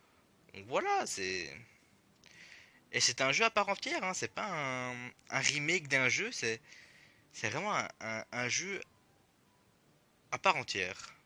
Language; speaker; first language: French; native; French